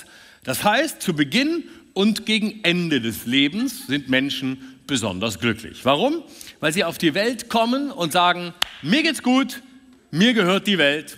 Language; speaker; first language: German; native; German